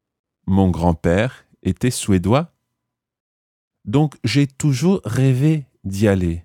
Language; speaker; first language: French; non-native, fluent; English